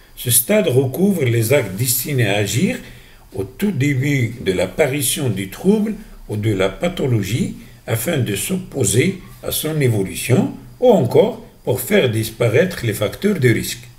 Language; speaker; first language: French; non-native, local second language; Arabic